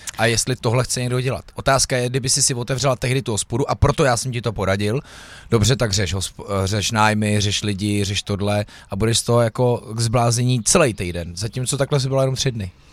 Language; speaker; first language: Czech; native; Czech